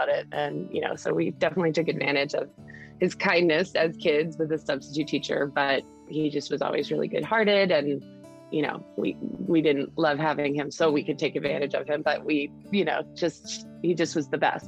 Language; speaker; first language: English; native; English